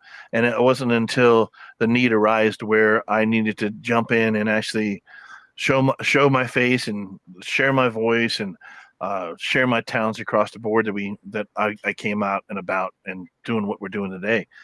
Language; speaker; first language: English; native; English